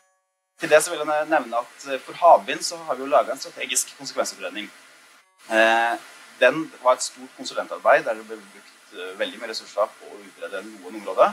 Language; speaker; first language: Norwegian; native; Norwegian